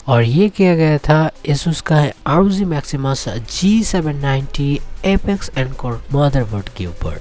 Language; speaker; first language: Hindi; non-native, local second language; Bangla